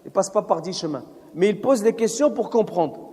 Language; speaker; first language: French; non-native, local second language; Arabic